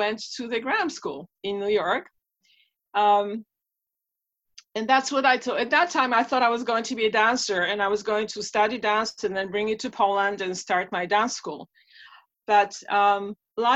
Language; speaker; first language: English; non-native, fluent; Polish